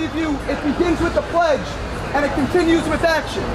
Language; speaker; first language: English; native; English